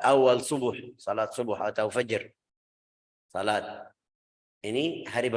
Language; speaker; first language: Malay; non-native, fluent; Arabic